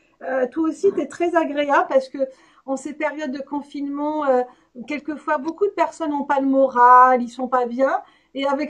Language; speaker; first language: French; native; French